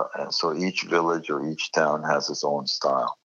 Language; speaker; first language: English; non-native, fluent; Arabic